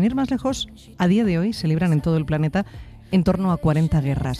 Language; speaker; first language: Spanish; native; Spanish